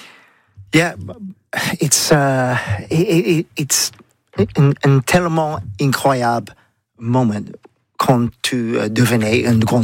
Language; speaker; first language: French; non-native, learner; English